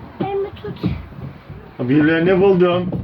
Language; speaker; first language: Turkish; native; Turkish